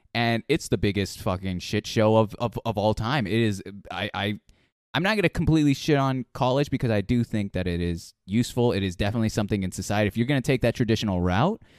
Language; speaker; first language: English; early bilingual, other home language; Filipino